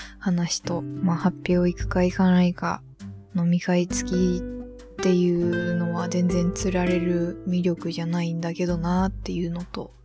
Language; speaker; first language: Japanese; native; Japanese